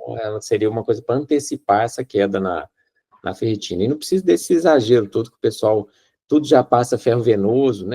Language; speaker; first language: Portuguese; native; Portuguese